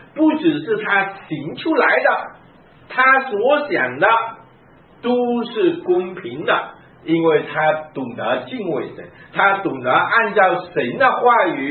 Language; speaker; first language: Chinese; native; Chinese